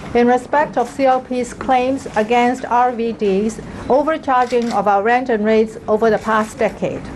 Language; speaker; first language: English; non-native, local second language; Cantonese